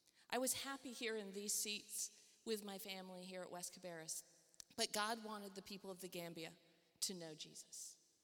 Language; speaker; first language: English; native; English